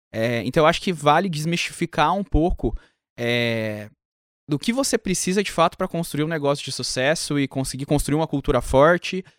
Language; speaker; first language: Portuguese; native; Portuguese